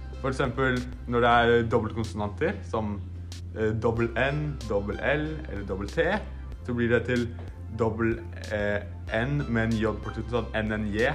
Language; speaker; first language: Norwegian; native; Norwegian